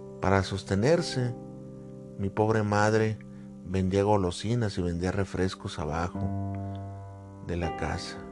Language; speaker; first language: Spanish; native; Spanish